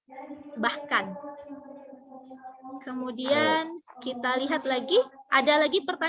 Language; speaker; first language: Indonesian; non-native, fluent; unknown